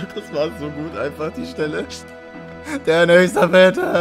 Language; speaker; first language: German; native; German